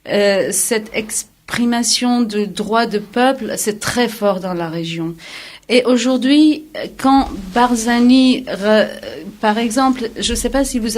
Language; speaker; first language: French; non-native, fluent; Kurdish